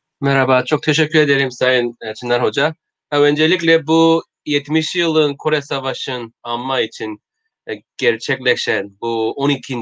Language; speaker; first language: Turkish; non-native, learner; Korean